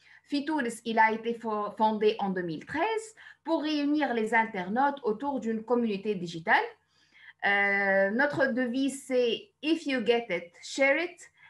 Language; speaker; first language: French; non-native, local second language; Arabic